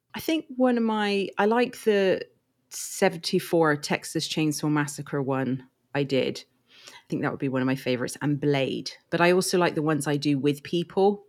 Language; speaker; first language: English; native; English